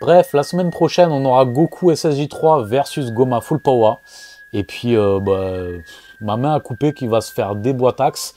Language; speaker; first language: French; native; French